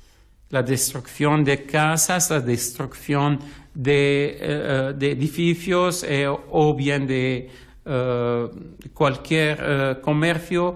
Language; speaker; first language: Spanish; non-native, fluent; Arabic